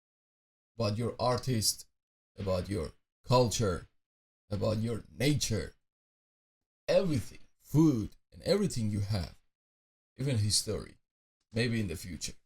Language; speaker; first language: English; non-native, fluent; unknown